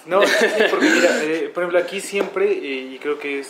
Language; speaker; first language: Spanish; native; Spanish